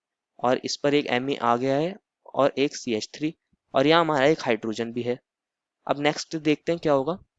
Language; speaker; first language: Hindi; native; Hindi